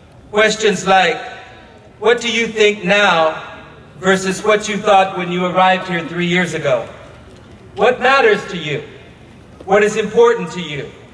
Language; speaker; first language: English; native; English